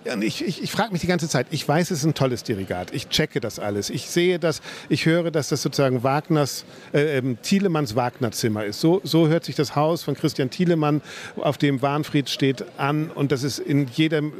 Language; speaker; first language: German; native; German